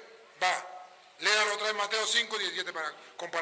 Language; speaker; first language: Spanish; native; Spanish